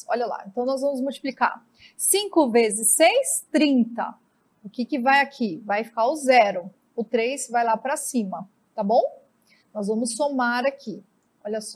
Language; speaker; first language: Portuguese; native; Portuguese